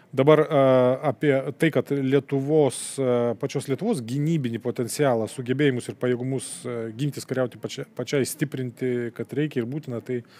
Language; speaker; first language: Lithuanian; native; Lithuanian